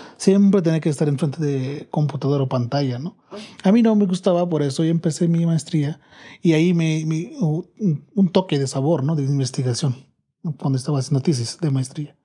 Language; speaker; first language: Spanish; non-native, learner; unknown